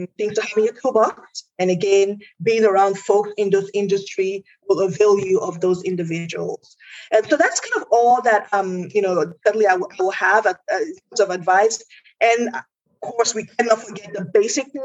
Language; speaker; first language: English; non-native, local second language; Yoruba